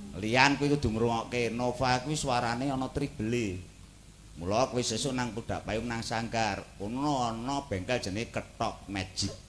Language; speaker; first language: Javanese; native; Javanese